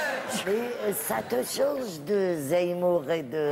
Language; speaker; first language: French; non-native, local second language; Arabic